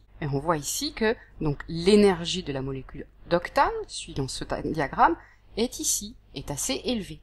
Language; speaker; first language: French; native; French